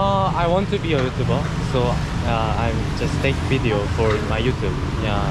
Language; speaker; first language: English; non-native, learner; Korean